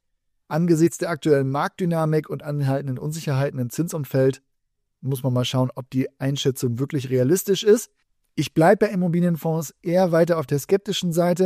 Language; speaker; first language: German; native; German